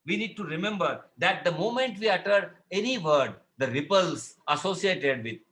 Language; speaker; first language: English; non-native, local second language; Marathi